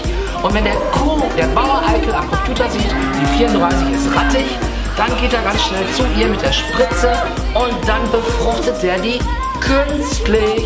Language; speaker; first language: German; native; German